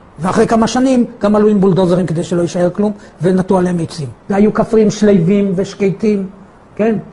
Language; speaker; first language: Hebrew; native; Hebrew